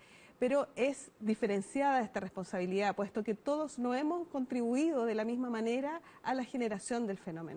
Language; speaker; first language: Spanish; native; Spanish